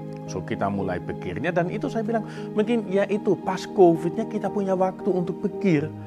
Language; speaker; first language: Indonesian; non-native, fluent; Dutch